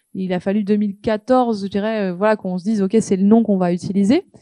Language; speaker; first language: French; native; French